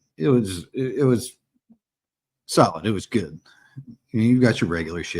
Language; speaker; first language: English; native; English